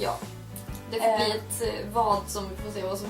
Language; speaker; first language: Swedish; native; Swedish